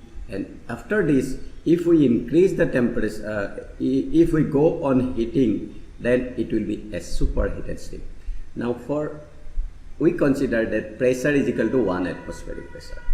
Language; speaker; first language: English; non-native, local second language; Assamese